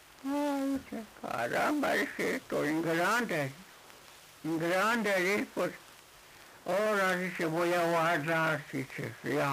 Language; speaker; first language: Spanish; non-native, local second language; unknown